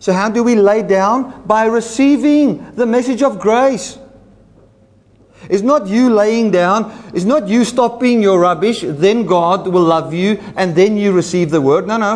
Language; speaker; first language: English; non-native, local second language; Afrikaans